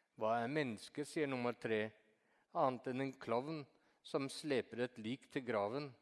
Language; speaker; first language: Norwegian; native; Norwegian